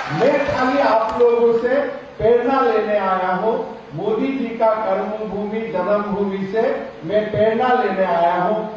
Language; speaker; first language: Hindi; non-native, local second language; Assamese